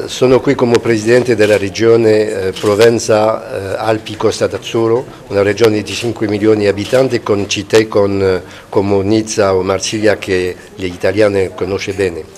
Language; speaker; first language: Italian; non-native, fluent; Spanish